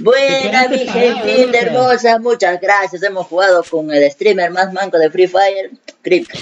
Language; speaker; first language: Spanish; native; Spanish